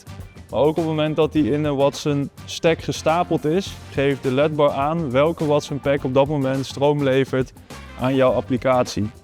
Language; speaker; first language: Dutch; native; Dutch